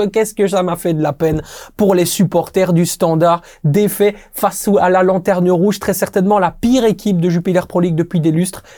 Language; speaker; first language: French; native; French